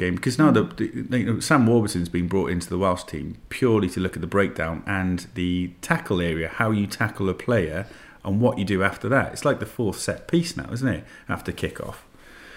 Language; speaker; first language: English; native; English